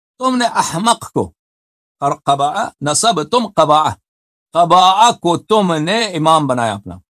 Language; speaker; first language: Urdu; non-native, fluent; Persian